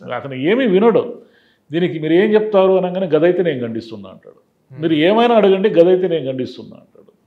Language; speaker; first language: Telugu; native; Telugu